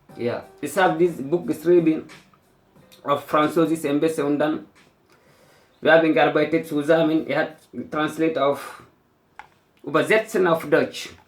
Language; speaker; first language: German; non-native, learner; Fula